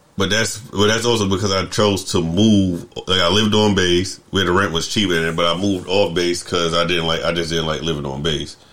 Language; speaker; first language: English; native; English